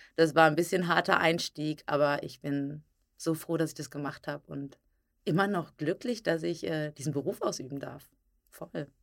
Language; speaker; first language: German; native; German